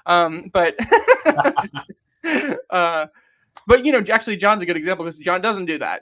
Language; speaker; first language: English; native; English